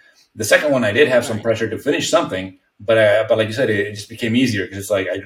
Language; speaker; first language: English; non-native, fluent; Spanish